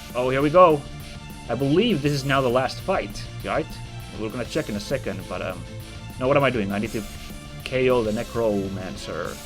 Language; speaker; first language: English; native; English